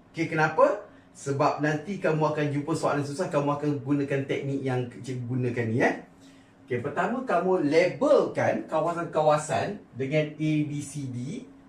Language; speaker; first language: Malay; native; Malay